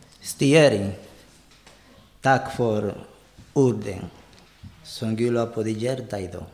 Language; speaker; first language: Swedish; non-native, learner; Spanish